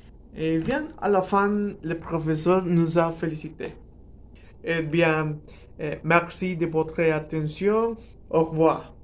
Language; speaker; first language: French; non-native, learner; Spanish